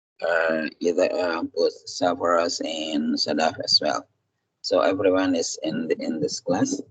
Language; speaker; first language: English; non-native, fluent; Indonesian